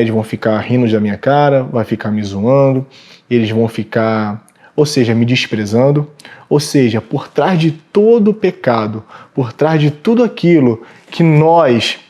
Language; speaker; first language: Portuguese; native; Portuguese